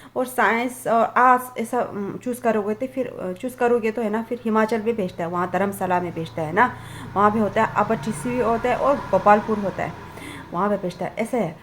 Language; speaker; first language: Hindi; non-native, local second language; Tibetan